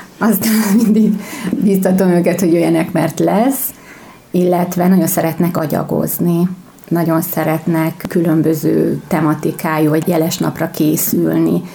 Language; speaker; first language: Hungarian; native; Hungarian